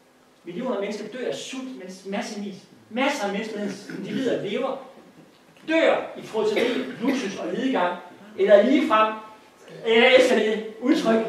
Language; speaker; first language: Danish; native; Danish